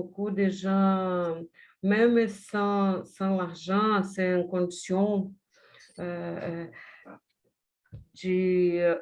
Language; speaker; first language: French; non-native, learner; Portuguese